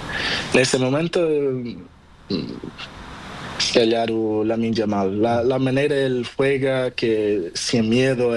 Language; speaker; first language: Spanish; non-native, learner; Portuguese